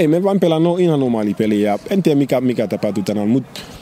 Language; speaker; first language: Finnish; non-native, learner; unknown